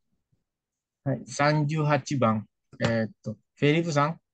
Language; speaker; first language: Japanese; non-native, fluent; Indonesian